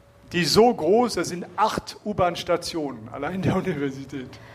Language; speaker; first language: German; non-native, fluent; French